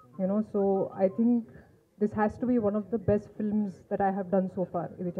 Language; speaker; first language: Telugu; non-native, fluent; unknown